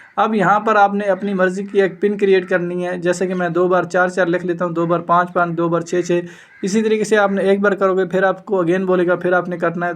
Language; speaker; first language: Urdu; native; Urdu